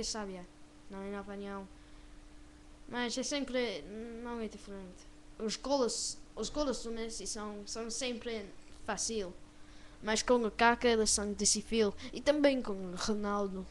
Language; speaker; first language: Portuguese; non-native, learner; English